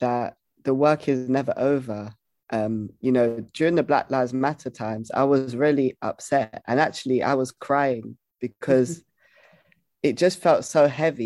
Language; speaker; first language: English; native; English